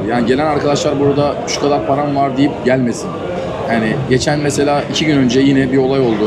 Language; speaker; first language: Turkish; native; Turkish